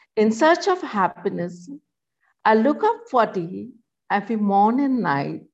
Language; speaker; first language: English; non-native, local second language; Assamese